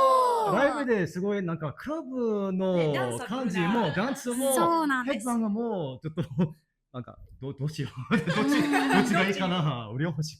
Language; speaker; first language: Japanese; non-native, learner; English